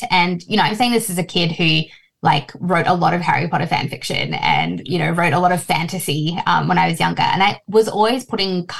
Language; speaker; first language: English; native; English